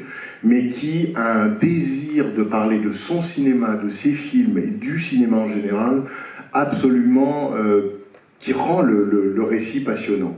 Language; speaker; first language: French; native; French